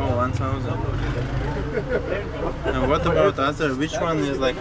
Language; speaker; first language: English; non-native, learner; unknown